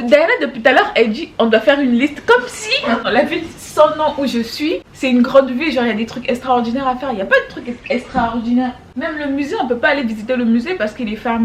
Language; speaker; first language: French; native; French